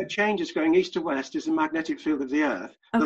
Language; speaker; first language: English; native; English